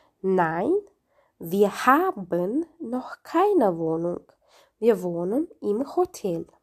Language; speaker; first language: German; non-native, fluent; Romanian